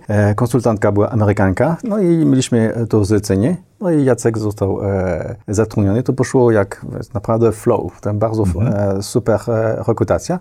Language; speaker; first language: Polish; non-native, fluent; French